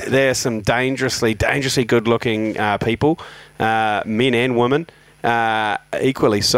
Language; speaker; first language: English; native; English